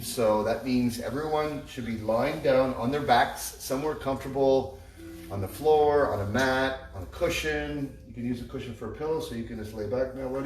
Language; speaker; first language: English; native; English